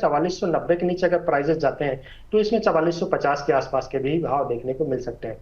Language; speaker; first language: Hindi; native; Hindi